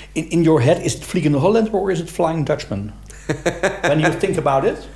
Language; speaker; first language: English; non-native, fluent; Dutch